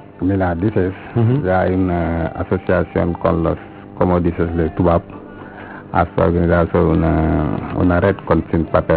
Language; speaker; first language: Spanish; non-native, learner; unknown